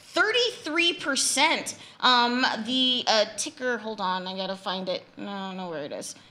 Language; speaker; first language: English; native; English